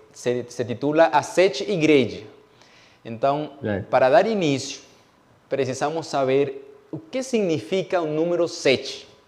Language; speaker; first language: Portuguese; non-native, learner; Spanish